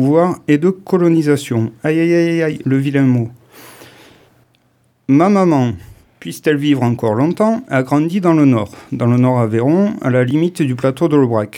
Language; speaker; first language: French; native; French